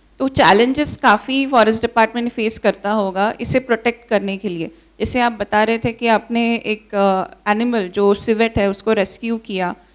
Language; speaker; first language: Hindi; non-native, local second language; Marathi